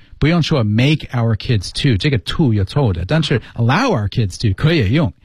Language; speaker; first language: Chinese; non-native, fluent; English